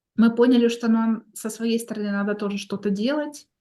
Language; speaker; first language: Russian; non-native, local second language; Ukrainian